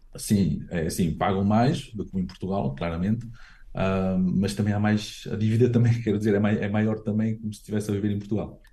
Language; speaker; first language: Portuguese; early bilingual, heritage; Portuguese